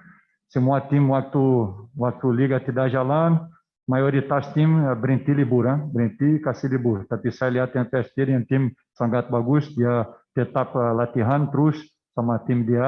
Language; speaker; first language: Indonesian; non-native, fluent; Portuguese